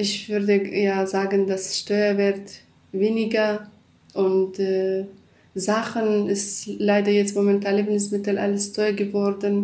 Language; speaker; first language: German; non-native, learner; Central Kurdish